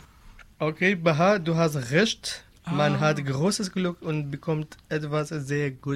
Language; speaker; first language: German; non-native, learner; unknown